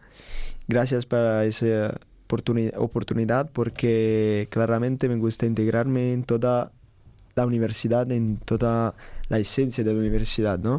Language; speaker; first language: Spanish; non-native, learner; Italian